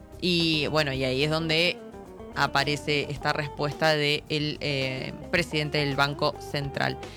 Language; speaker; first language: Spanish; native; Spanish